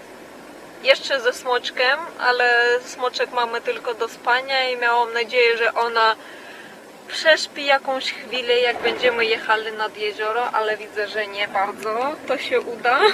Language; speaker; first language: Polish; non-native, fluent; Russian